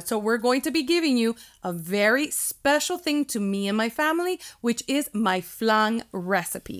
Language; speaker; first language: English; early bilingual, other home language; Spanish